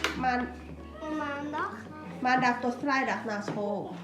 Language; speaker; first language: Dutch; non-native, learner; Thai